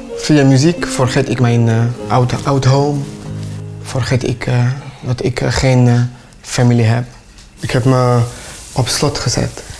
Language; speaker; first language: Dutch; non-native, learner; Arabic